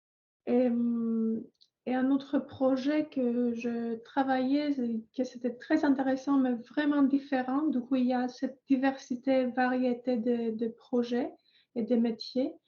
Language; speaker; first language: French; non-native, fluent; Greek